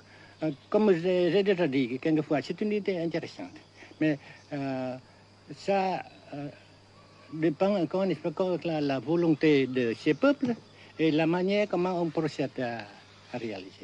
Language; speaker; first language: French; non-native, local second language; Vietnamese